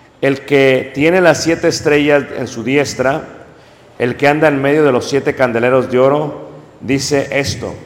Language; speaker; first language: Spanish; native; Spanish